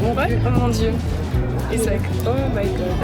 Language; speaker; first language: English; non-native, fluent; French